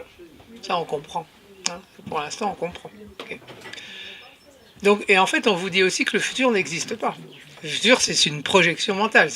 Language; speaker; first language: French; native; French